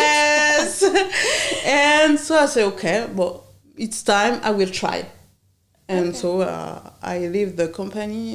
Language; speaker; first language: English; non-native, learner; French